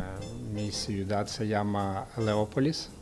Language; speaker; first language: Spanish; non-native, learner; Ukrainian